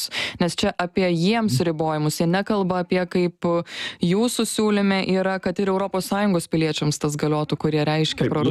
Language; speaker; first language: Lithuanian; native; Lithuanian